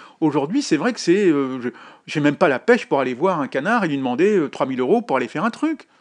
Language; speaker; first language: French; native; French